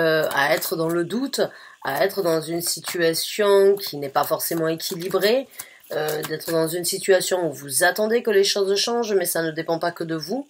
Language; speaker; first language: French; native; French